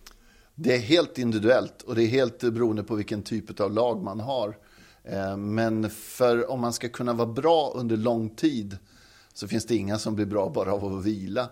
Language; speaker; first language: Swedish; native; Swedish